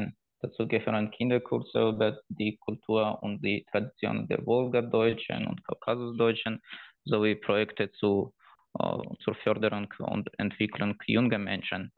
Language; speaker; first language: German; non-native, fluent; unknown